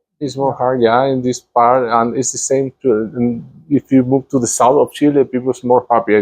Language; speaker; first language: English; non-native, learner; Spanish